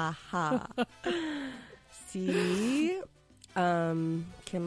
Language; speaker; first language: Spanish; non-native, fluent; English